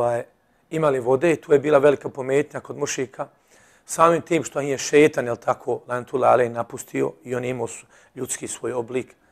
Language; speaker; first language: Serbian; native; Serbian